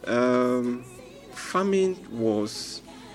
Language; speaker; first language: English; non-native, local second language; Ewe